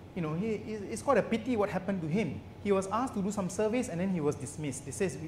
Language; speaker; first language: English; non-native, local second language; Malay